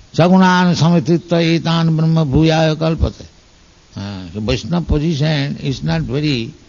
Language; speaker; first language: English; non-native, local second language; Bangla